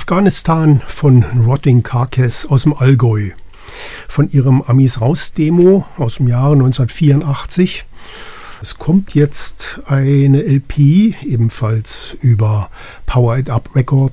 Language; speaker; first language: German; native; German